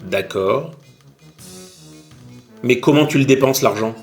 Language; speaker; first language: French; native; French